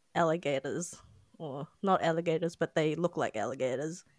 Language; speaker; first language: English; non-native, local second language; Filipino